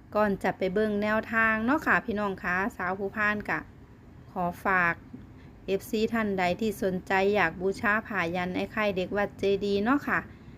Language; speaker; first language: Thai; non-native, local second language; Northeastern Thai